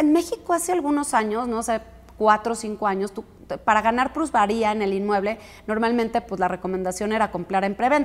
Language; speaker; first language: Spanish; native; Spanish